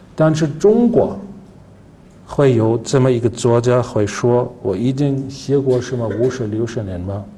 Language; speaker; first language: Chinese; non-native, fluent; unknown